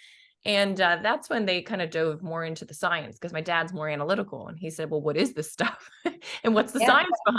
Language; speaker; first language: English; native; English